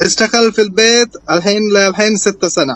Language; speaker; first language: Arabic; non-native, learner; Tamil